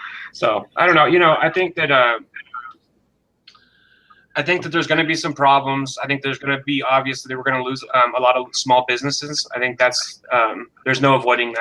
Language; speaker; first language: English; native; English